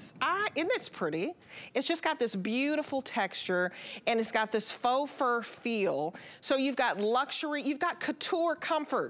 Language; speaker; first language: English; native; English